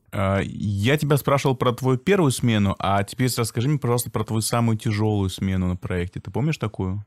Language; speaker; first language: Russian; native; Russian